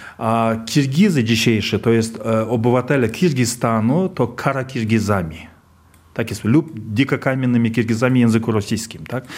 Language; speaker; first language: Polish; non-native, fluent; Kazakh